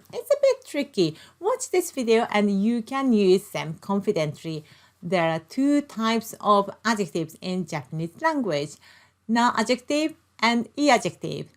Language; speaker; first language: English; non-native, local second language; Japanese